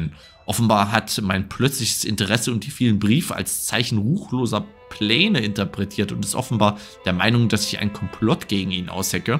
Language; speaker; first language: German; native; German